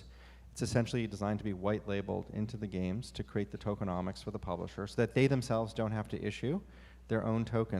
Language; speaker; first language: English; native; English